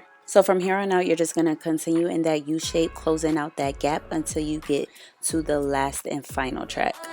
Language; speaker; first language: English; native; English